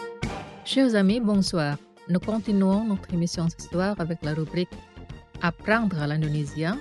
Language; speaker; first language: French; non-native, fluent; Indonesian